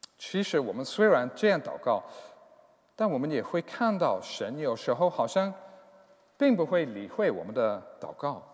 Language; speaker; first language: Chinese; non-native, fluent; English